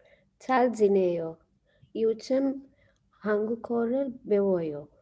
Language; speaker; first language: Korean; non-native, learner; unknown